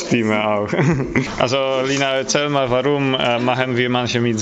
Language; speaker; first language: German; non-native, fluent; Polish